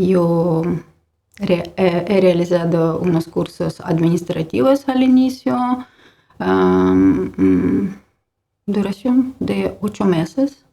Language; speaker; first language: Spanish; non-native, learner; Ukrainian